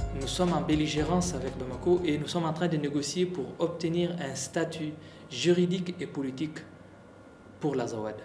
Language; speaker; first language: French; non-native, local second language; Tamasheq